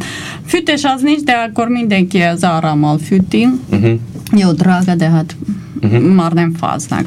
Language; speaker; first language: Hungarian; non-native, fluent; Armenian